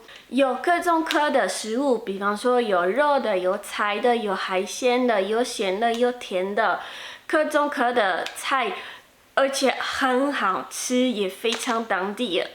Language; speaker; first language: Chinese; non-native, fluent; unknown